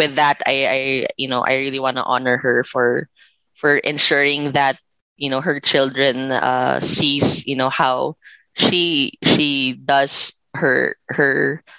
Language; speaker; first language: English; non-native, local second language; Filipino